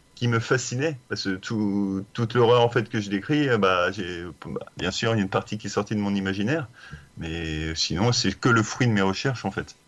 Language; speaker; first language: French; native; French